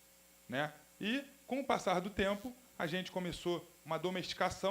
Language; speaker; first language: Portuguese; native; Portuguese